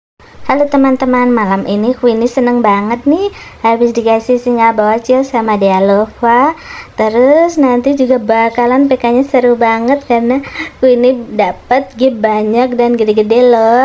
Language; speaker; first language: Indonesian; native; Indonesian